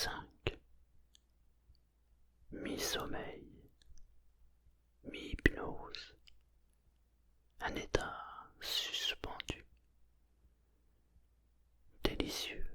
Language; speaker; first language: French; native; French